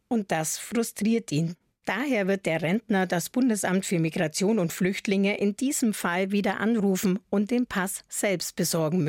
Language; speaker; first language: German; native; German